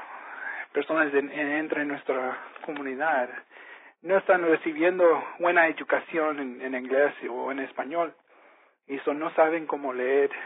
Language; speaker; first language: Spanish; early bilingual, heritage; Spanish